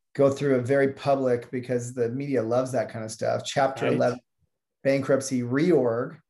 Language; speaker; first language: English; native; English